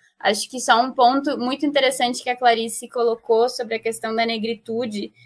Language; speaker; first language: Portuguese; non-native, fluent; Spanish